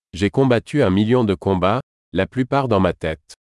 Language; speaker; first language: French; native; French